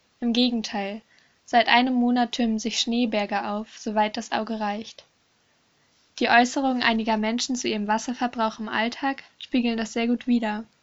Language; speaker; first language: German; native; German